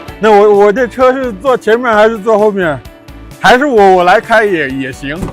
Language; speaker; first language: Chinese; non-native, fluent; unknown